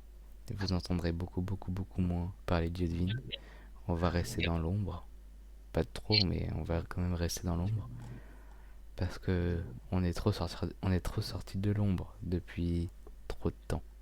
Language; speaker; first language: French; native; French